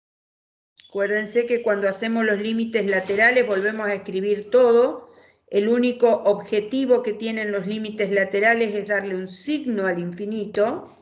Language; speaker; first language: Spanish; native; Spanish